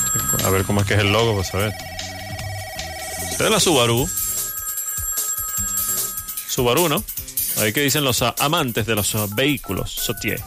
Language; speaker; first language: Spanish; native; Spanish